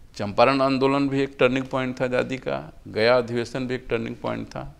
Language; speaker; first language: Hindi; native; Hindi